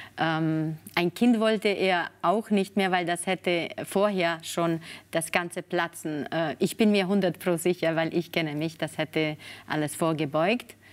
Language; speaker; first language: German; non-native, fluent; Spanish